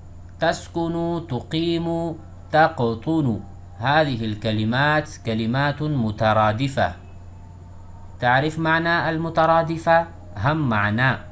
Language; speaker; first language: Arabic; non-native, fluent; Urdu